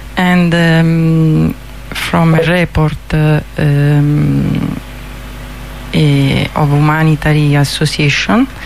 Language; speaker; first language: English; non-native, learner; Italian